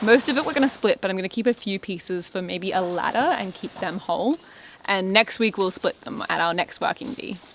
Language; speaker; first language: English; native; English